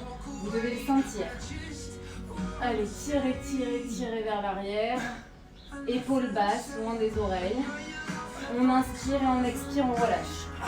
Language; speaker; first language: French; native; French